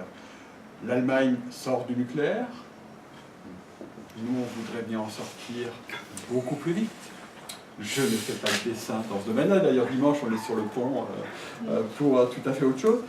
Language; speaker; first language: French; native; French